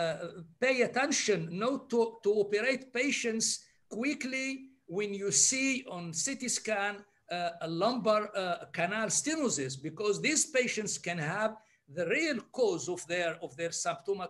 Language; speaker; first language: English; non-native, fluent; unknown